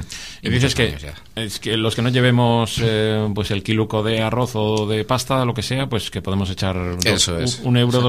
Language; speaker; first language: Spanish; native; Spanish